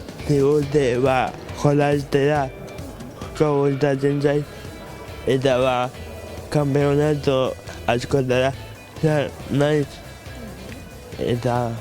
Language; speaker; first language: Basque; non-native, local second language; Spanish